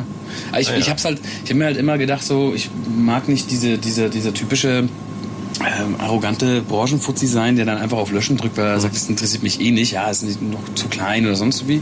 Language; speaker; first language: German; native; German